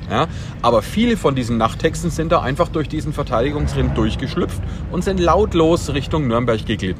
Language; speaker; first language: German; native; German